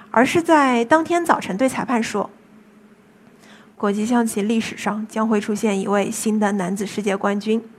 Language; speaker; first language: Chinese; native; Chinese